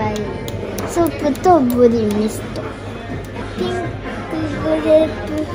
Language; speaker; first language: Japanese; early bilingual, heritage; Japanese